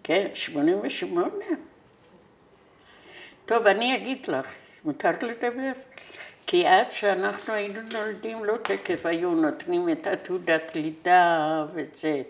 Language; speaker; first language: Hebrew; non-native, fluent; Persian